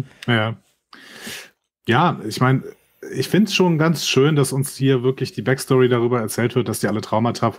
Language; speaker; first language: German; native; German